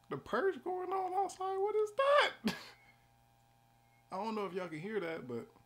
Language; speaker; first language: English; native; English